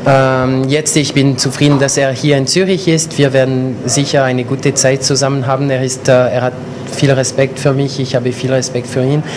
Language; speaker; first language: German; non-native, local second language; French